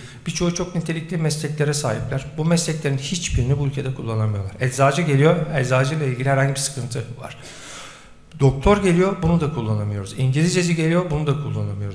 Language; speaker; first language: Turkish; native; Turkish